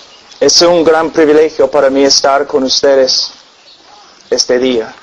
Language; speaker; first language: Spanish; non-native, fluent; English